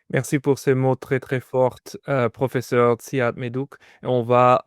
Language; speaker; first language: French; non-native, fluent; German